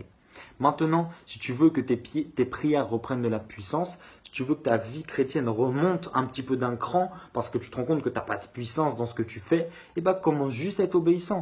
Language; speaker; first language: French; native; French